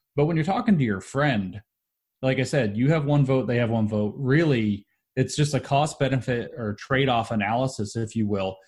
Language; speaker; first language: English; native; English